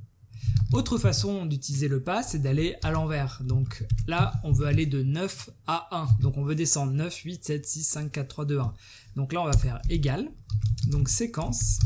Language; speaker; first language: French; native; French